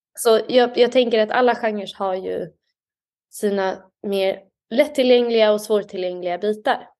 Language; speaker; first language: Swedish; native; Swedish